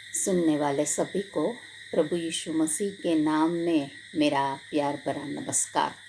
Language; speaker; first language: Hindi; non-native, local second language; Gujarati